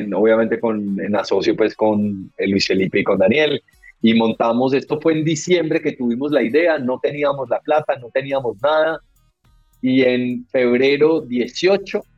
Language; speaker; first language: Spanish; native; Spanish